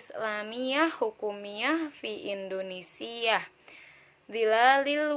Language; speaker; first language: Arabic; non-native, learner; Indonesian